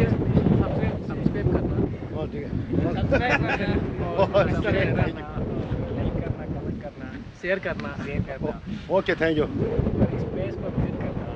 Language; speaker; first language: Hindi; non-native, local second language; Tibetan